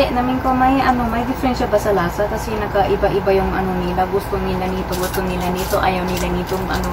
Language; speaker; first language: Filipino; non-native, local second language; Hiligaynon